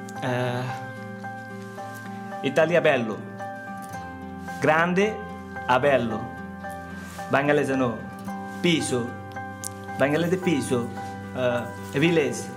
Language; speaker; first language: Italian; non-native, learner; Bangla